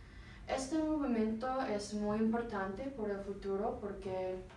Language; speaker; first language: Spanish; non-native, learner; English